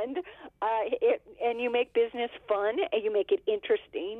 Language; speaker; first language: English; native; English